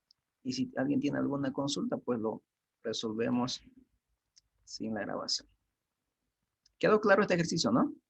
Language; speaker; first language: Spanish; native; Spanish